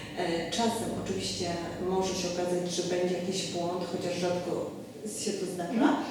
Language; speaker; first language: Polish; native; Polish